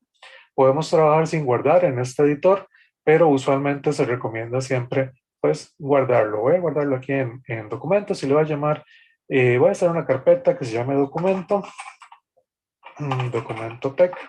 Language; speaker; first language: Spanish; native; Spanish